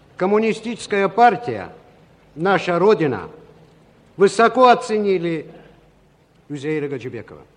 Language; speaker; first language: Russian; non-native, local second language; Azerbaijani